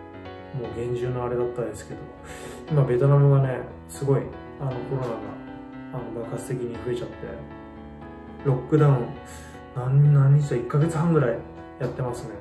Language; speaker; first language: Japanese; native; Japanese